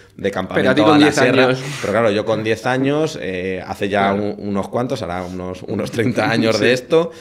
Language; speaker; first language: Spanish; native; Spanish